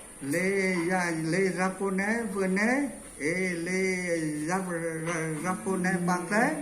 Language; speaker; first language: French; non-native, learner; Vietnamese